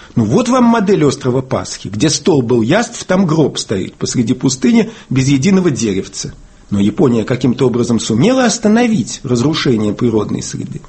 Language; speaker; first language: Russian; native; Russian